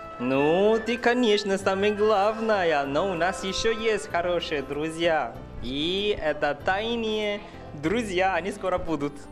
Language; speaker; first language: Russian; non-native, fluent; Chinese